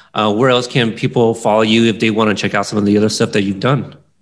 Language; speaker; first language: English; native; English